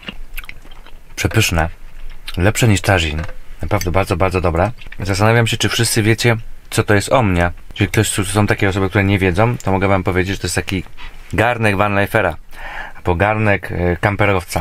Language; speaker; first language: Polish; native; Polish